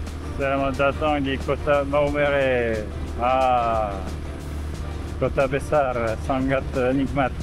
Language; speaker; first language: Indonesian; non-native, learner; French